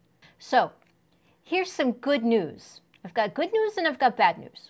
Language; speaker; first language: English; native; English